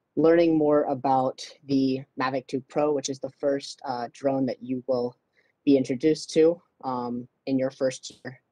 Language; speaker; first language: English; native; English